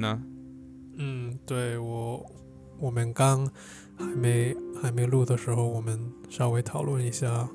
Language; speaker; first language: Chinese; non-native, fluent; English